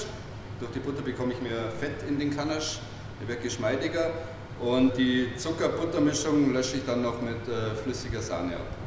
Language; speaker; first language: German; native; German